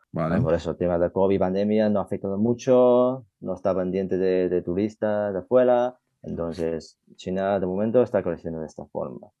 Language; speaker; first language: Spanish; non-native, fluent; Chinese